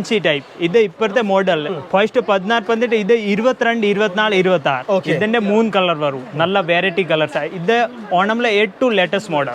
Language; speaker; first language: Malayalam; non-native, local second language; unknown